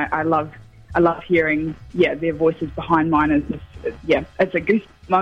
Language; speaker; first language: English; native; English